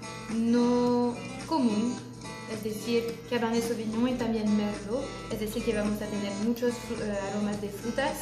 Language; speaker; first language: Spanish; non-native, fluent; French